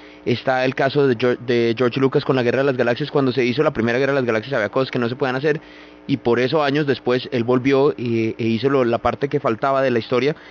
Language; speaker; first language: Spanish; native; Spanish